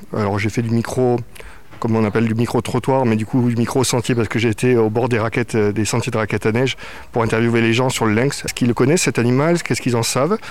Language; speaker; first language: French; native; French